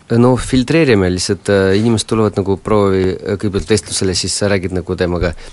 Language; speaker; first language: Estonian; non-native, local second language; Russian